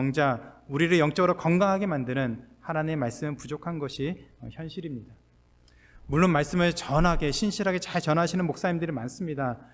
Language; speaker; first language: Korean; native; Korean